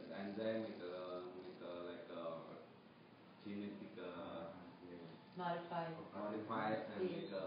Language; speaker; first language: English; non-native, learner; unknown